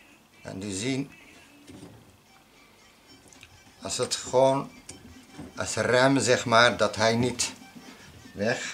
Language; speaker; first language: Dutch; non-native, learner; Arabic